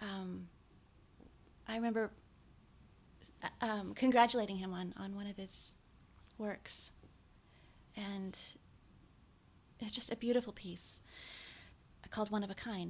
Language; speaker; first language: English; native; English